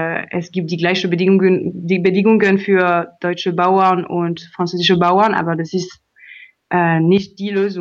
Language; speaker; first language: German; non-native, learner; French